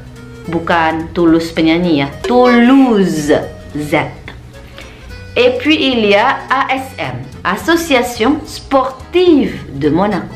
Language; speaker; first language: French; non-native, learner; Indonesian